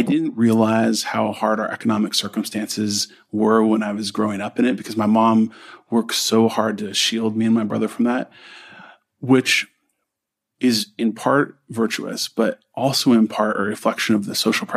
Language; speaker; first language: English; native; English